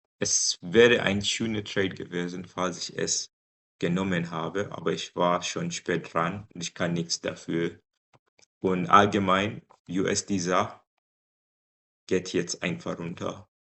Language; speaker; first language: German; non-native, fluent; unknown